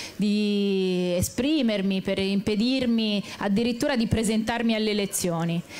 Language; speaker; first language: Italian; native; Italian